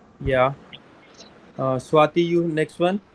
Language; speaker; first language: English; non-native, local second language; Hindi